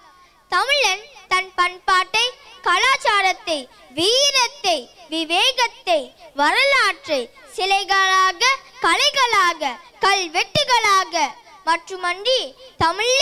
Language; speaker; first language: Tamil; early bilingual, heritage; Tamil